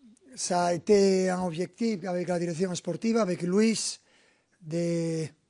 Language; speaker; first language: French; non-native, fluent; Spanish